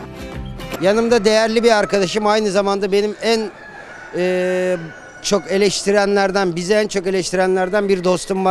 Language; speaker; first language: Turkish; native; Turkish